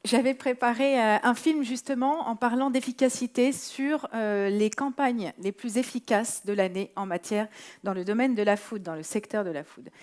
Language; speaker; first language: French; native; French